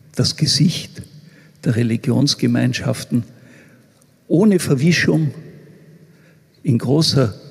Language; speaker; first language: German; native; German